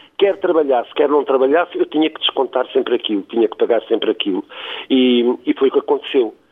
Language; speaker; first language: Portuguese; native; Portuguese